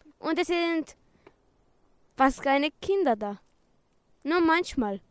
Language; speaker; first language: German; early bilingual, other home language; Romanian